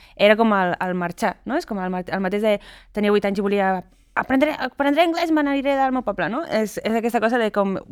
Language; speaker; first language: Catalan; non-native, local second language; Spanish